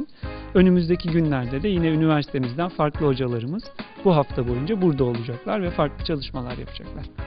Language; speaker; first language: Turkish; native; Turkish